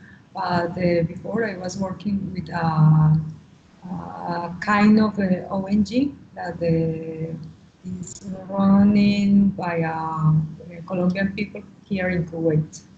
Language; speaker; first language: English; non-native, learner; Spanish